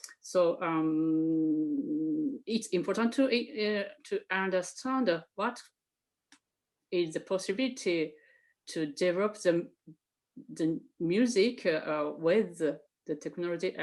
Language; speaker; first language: English; non-native, fluent; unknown